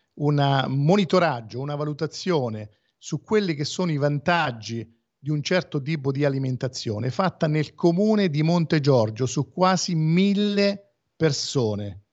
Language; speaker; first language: Italian; native; Italian